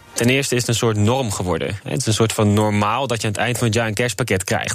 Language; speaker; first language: Dutch; native; Dutch